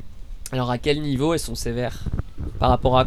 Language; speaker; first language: French; native; French